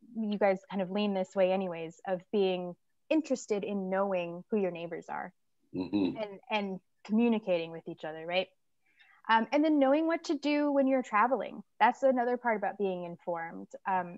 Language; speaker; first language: English; native; English